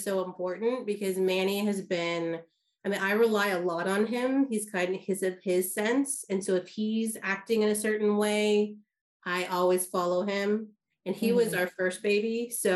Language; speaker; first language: English; native; English